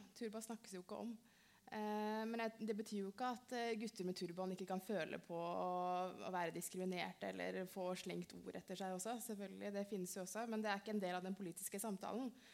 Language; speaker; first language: Norwegian; early bilingual, other home language; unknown